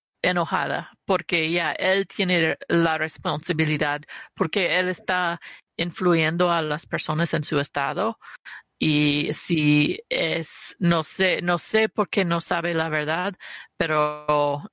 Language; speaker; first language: Spanish; early bilingual, heritage; Spanish